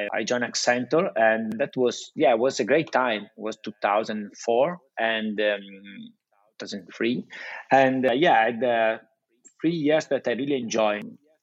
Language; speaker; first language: English; non-native, fluent; Italian